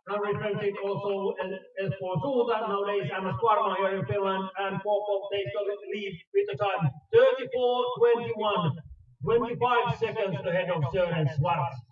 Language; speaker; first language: English; non-native, fluent; Finnish